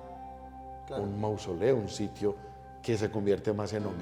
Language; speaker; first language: Spanish; native; Spanish